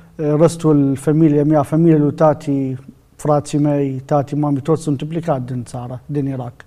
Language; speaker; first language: Romanian; non-native, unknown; Arabic